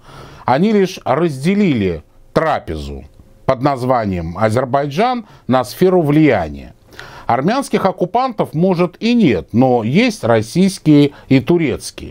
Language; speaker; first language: Russian; native; Russian